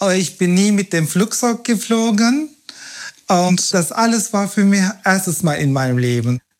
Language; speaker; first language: German; non-native, fluent; Turkish